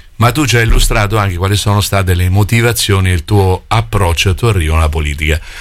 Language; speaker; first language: Italian; native; Italian